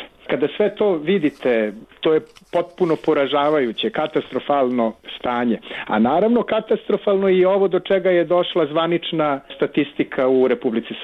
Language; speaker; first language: Serbian; native; Serbian